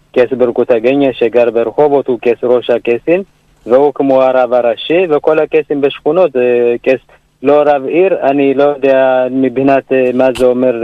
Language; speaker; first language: Hebrew; early bilingual, other home language; Amharic